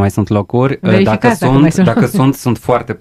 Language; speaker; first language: Romanian; non-native, fluent; Polish